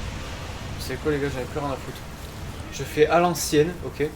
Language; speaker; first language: French; native; French